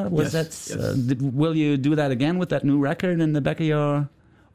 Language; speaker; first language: English; non-native, fluent; German